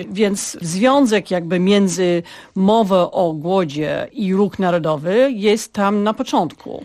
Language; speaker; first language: Polish; non-native, fluent; English